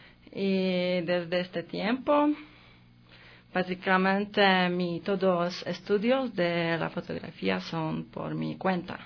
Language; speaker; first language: Spanish; non-native, learner; Polish